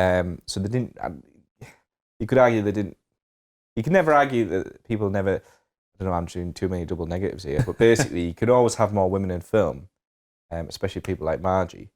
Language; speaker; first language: English; native; English